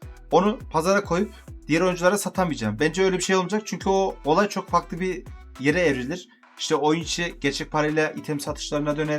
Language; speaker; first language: Turkish; native; Turkish